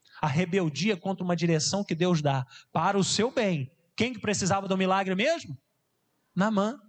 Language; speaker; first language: Portuguese; native; Portuguese